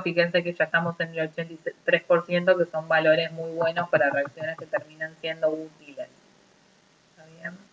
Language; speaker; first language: Spanish; native; Spanish